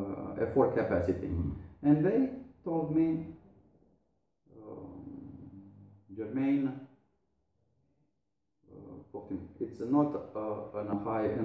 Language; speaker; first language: English; non-native, learner; Romanian